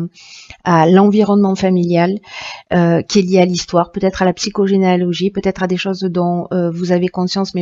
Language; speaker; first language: French; native; French